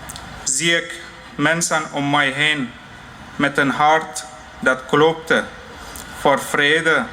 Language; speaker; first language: Dutch; non-native, fluent; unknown